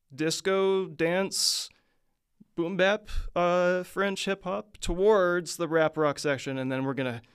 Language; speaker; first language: English; native; English